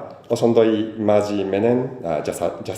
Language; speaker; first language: Kyrgyz; non-native, learner; Japanese